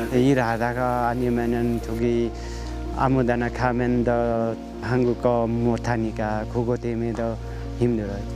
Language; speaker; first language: Korean; non-native, learner; Nepali